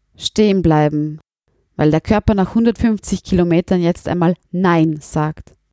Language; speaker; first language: German; native; German